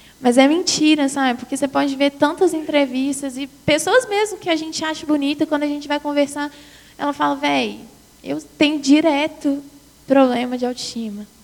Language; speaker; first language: Portuguese; native; Portuguese